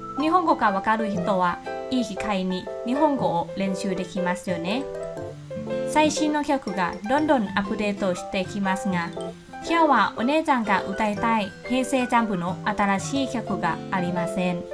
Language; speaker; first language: Japanese; non-native, fluent; Thai